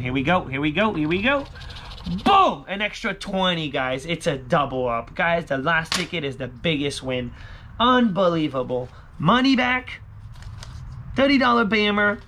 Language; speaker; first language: English; native; English